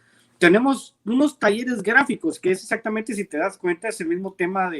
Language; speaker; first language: Spanish; native; Spanish